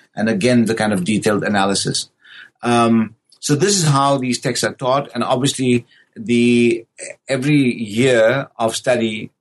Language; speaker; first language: English; native; English